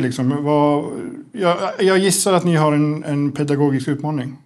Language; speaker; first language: Swedish; native; Swedish